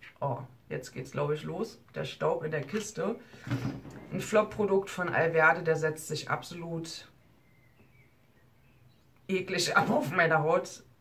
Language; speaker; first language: German; native; German